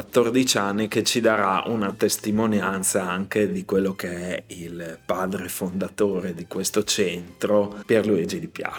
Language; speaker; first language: Italian; native; Italian